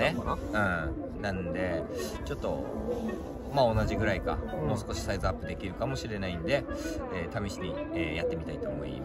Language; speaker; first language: Japanese; native; Japanese